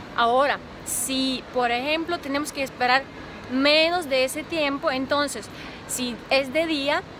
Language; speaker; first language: Spanish; non-native, fluent; Ukrainian